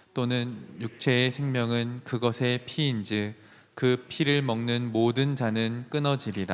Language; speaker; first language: Korean; native; Korean